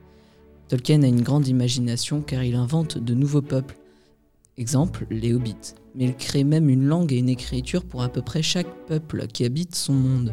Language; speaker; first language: French; native; French